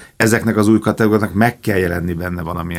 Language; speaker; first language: Hungarian; native; Hungarian